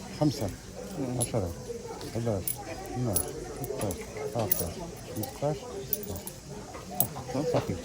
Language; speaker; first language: Arabic; native; Arabic